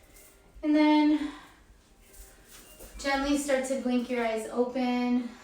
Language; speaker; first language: English; native; English